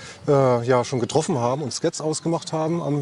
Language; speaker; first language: German; native; German